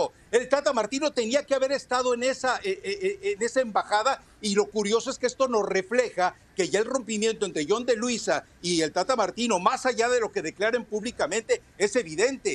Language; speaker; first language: Spanish; native; Spanish